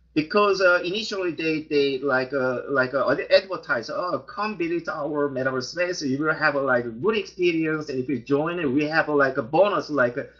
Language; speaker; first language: English; non-native, fluent; Korean